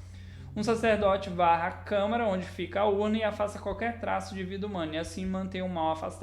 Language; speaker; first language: Portuguese; native; Portuguese